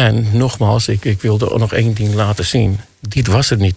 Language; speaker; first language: Dutch; non-native, fluent; Armenian